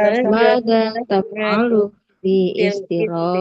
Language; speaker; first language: Arabic; non-native, learner; Indonesian